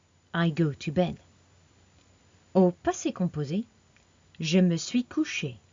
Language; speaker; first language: French; non-native, fluent; English